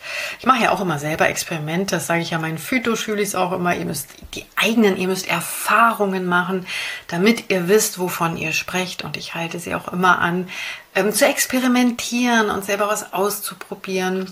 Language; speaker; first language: German; native; German